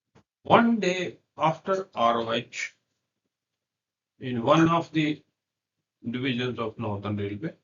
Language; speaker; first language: English; non-native, local second language; Hindi